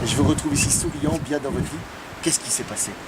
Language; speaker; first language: French; native; French